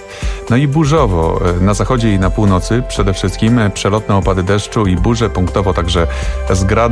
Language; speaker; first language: Polish; native; Polish